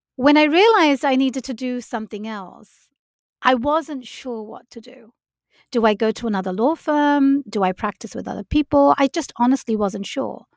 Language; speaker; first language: English; native; English